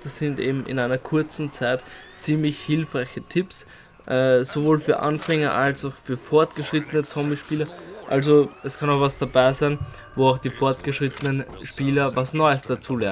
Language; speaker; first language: German; native; German